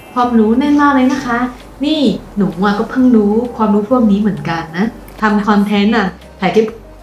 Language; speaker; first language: Thai; non-native, fluent; Chinese